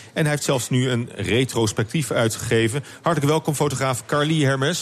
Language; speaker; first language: Dutch; native; Dutch